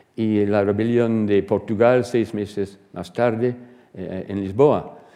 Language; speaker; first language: Spanish; non-native, fluent; English